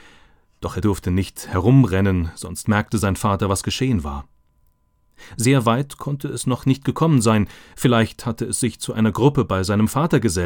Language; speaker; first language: German; native; German